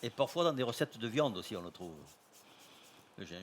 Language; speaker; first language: French; native; French